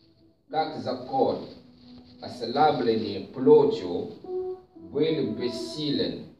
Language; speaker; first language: Russian; non-native, fluent; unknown